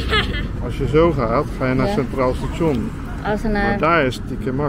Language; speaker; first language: Dutch; native; Dutch